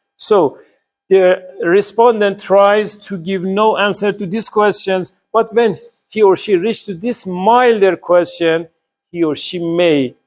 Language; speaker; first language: English; non-native, fluent; Persian